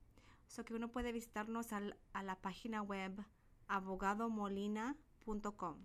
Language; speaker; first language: Spanish; early bilingual, heritage; Spanish